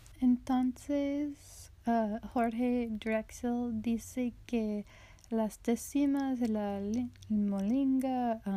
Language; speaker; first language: Spanish; non-native, learner; English